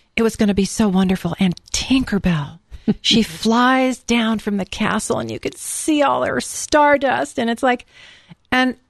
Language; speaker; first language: English; native; English